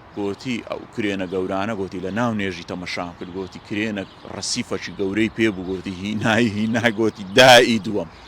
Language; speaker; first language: Central Kurdish; native; Central Kurdish